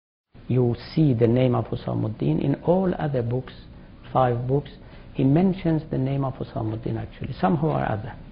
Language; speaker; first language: English; non-native, fluent; Persian